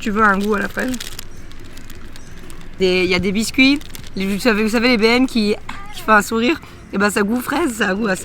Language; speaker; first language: French; native; French